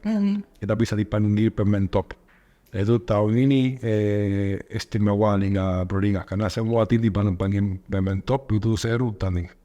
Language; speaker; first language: Indonesian; non-native, learner; Spanish